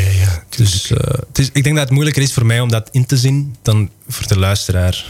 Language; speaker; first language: Dutch; non-native, local second language; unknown